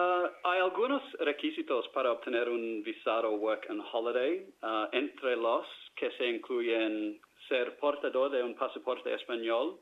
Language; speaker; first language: Spanish; non-native, fluent; English